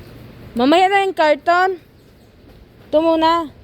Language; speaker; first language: Filipino; non-native, local second language; Cebuano